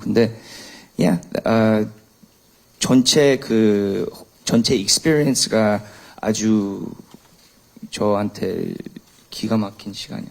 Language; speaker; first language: Korean; early bilingual, heritage; English